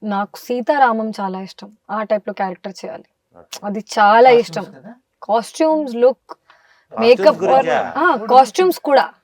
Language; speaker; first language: Telugu; non-native, fluent; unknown